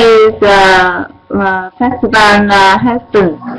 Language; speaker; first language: English; non-native, learner; Vietnamese